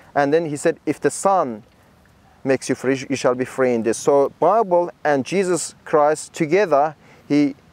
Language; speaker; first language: English; non-native, fluent; Persian